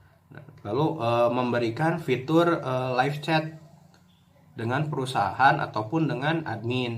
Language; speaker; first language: Indonesian; native; Indonesian